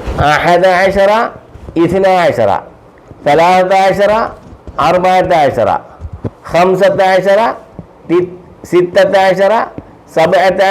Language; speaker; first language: Arabic; non-native, fluent; Malayalam